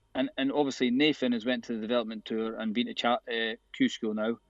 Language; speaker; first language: English; native; English